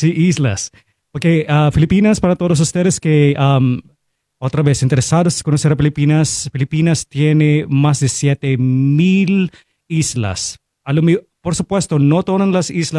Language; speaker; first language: Spanish; non-native, fluent; Filipino